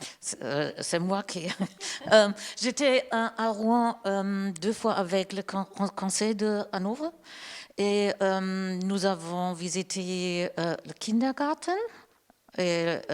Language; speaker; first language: French; non-native, learner; German